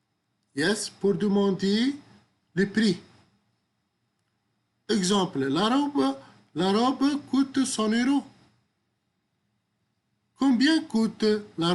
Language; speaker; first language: French; non-native, fluent; Arabic